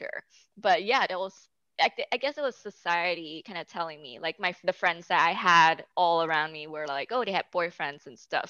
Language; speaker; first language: English; native; English